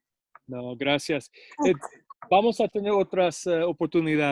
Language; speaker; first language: Spanish; non-native, fluent; English